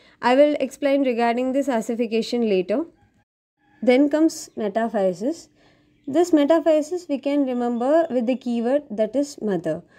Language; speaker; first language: English; non-native, local second language; Tamil